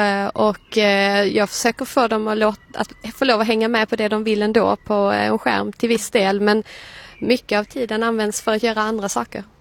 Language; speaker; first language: Swedish; native; Swedish